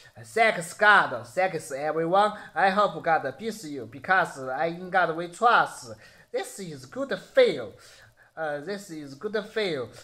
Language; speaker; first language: English; non-native, learner; Chinese